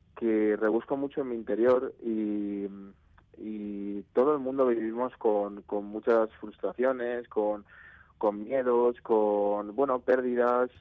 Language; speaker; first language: Spanish; native; Spanish